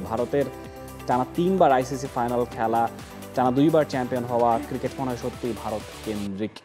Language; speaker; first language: Bangla; native; Bangla